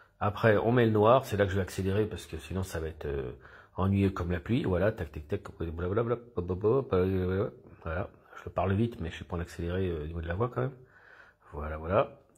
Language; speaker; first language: French; native; French